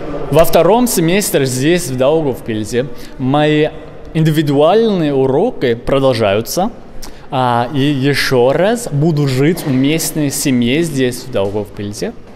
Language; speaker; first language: Russian; non-native, learner; English